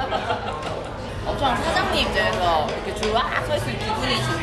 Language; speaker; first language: Korean; native; Korean